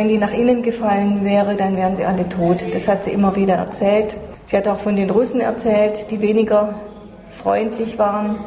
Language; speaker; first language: German; native; German